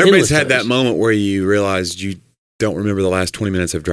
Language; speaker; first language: English; native; English